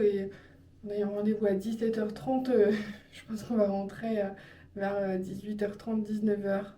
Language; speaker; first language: French; native; French